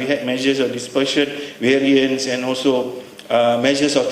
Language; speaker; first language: English; non-native, local second language; Malay